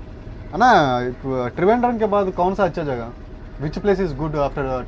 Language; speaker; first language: Hindi; non-native, local second language; Telugu